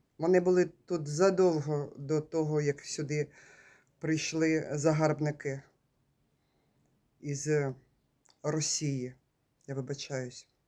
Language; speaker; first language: Ukrainian; native; Ukrainian